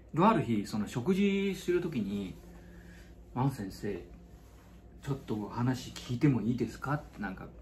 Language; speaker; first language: Japanese; non-native, fluent; Chinese